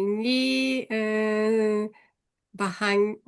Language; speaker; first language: Indonesian; non-native, learner; Japanese